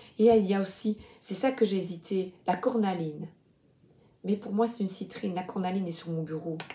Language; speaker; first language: French; native; French